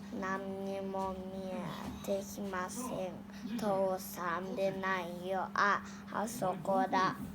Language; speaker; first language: Japanese; non-native, learner; Thai